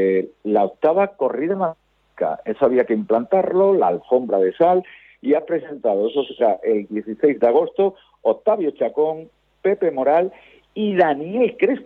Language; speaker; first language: Spanish; native; Spanish